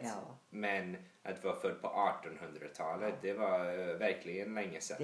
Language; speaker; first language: Swedish; early bilingual, heritage; English